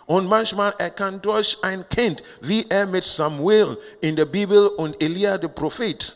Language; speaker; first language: German; non-native, learner; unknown